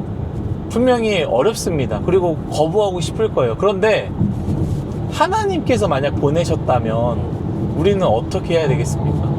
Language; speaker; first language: Korean; native; Korean